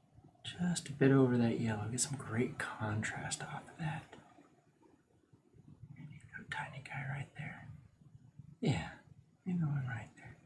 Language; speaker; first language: English; native; English